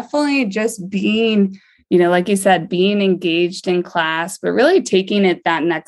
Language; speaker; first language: English; native; English